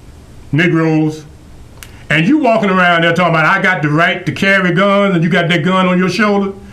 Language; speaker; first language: English; native; English